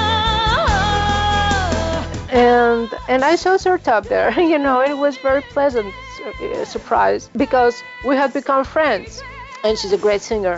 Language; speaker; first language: English; non-native, fluent; Greek